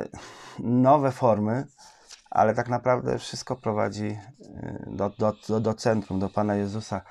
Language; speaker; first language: Polish; native; Polish